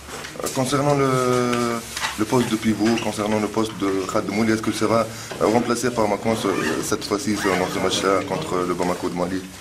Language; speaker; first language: French; non-native, local second language; Arabic